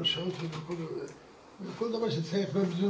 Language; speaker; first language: Hebrew; non-native, fluent; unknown